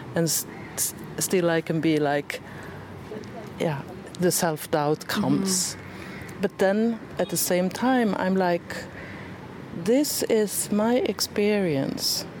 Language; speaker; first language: English; non-native, fluent; Swedish